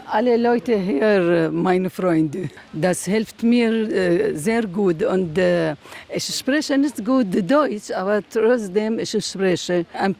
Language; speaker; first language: German; non-native, learner; Arabic